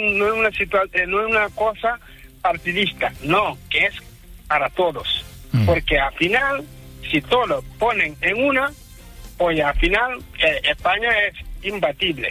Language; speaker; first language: Spanish; non-native, fluent; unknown